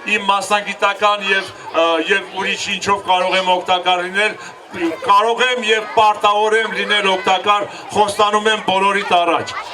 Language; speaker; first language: Armenian; native; Armenian